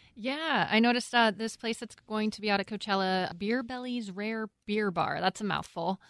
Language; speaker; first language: English; native; English